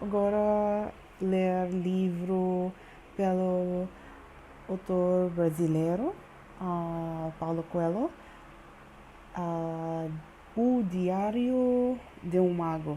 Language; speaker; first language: Portuguese; non-native, learner; English